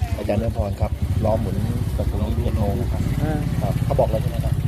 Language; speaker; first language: Thai; native; Thai